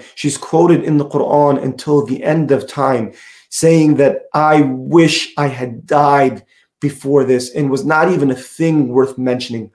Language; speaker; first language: English; native; English